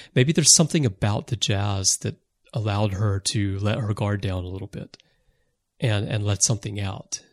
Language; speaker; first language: English; native; English